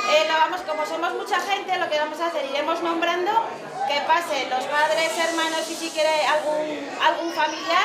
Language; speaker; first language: Spanish; native; Spanish